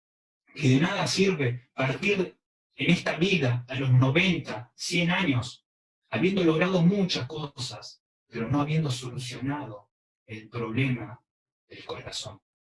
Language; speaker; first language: Spanish; early bilingual, other home language; Korean